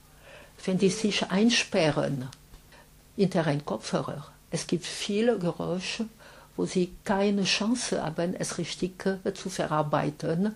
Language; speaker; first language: German; non-native, fluent; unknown